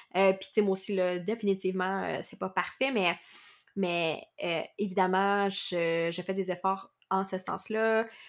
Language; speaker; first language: French; native; French